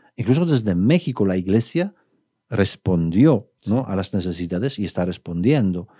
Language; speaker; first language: Spanish; non-native, fluent; Polish